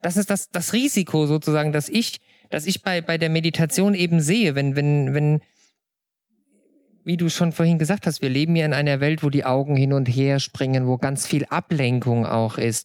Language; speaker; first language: German; native; German